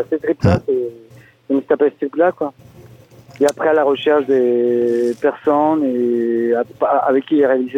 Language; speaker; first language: French; non-native, fluent; Spanish